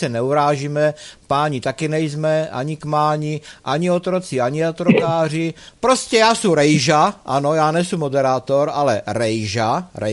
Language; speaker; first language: Czech; native; Czech